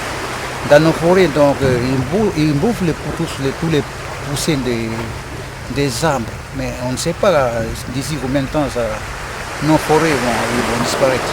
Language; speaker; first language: French; non-native, local second language; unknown